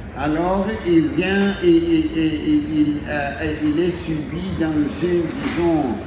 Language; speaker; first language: French; non-native, fluent; Greek